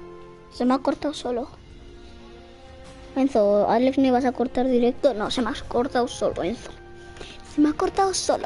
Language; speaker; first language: Spanish; native; Spanish